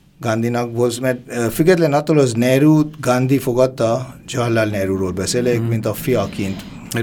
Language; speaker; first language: Hungarian; non-native, fluent; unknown